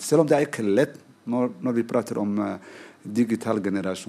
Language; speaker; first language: Norwegian; non-native, fluent; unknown